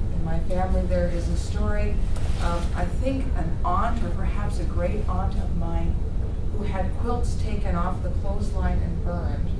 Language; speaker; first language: English; native; English